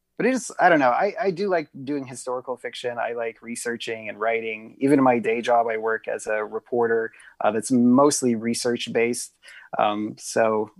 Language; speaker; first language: English; native; English